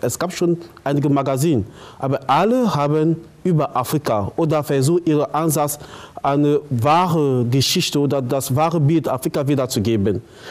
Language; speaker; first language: German; non-native, fluent; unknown